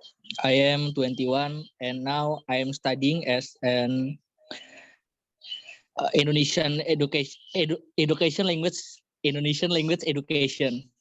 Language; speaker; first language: English; non-native, learner; Indonesian